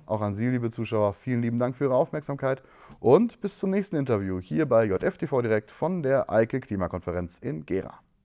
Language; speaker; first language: German; native; German